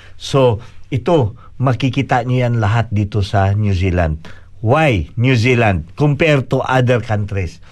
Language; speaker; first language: Filipino; non-native, local second language; Cebuano